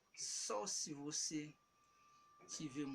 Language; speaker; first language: Portuguese; non-native, learner; Haitian Creole